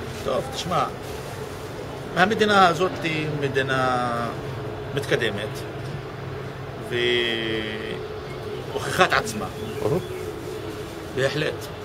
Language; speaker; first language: Hebrew; non-native, local second language; Arabic